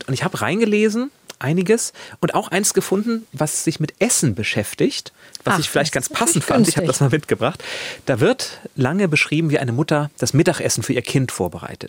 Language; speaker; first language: German; native; German